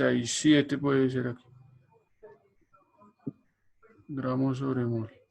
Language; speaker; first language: Spanish; native; Spanish